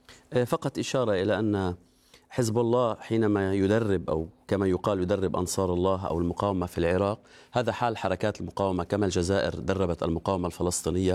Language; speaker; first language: Arabic; native; Arabic